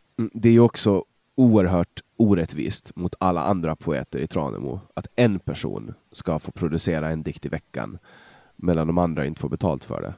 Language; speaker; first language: Swedish; non-native, fluent; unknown